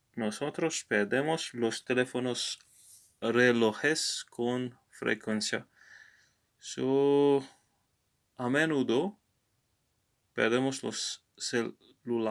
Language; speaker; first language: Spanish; non-native, learner; English